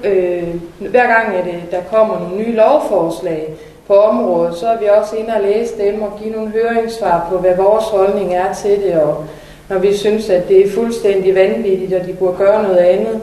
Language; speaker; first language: Danish; native; Danish